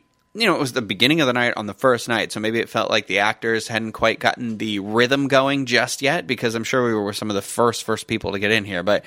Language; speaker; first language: English; native; English